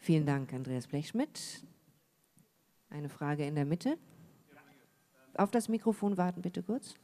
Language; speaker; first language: German; native; German